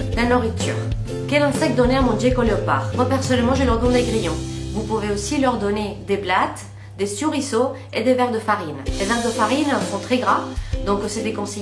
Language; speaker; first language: French; non-native, fluent; Spanish